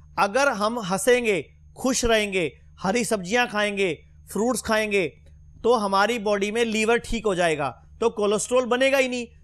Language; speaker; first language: Hindi; native; Hindi